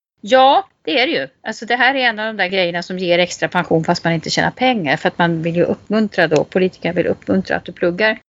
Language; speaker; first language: Swedish; native; Swedish